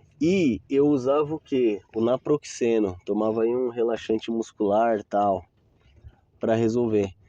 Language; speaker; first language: Portuguese; native; Portuguese